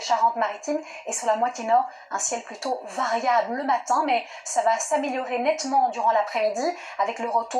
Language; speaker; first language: French; native; French